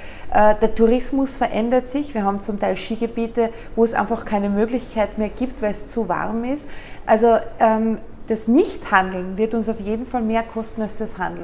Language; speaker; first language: German; native; German